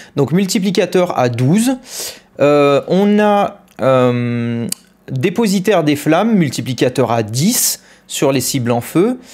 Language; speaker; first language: French; native; French